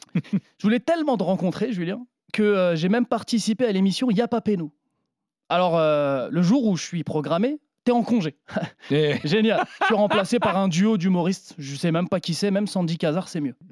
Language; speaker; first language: French; native; French